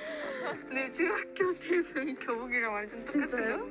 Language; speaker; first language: Korean; native; Korean